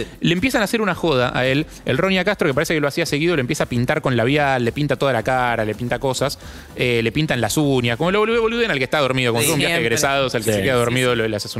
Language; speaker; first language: Spanish; native; Spanish